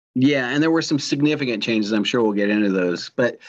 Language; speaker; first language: English; native; English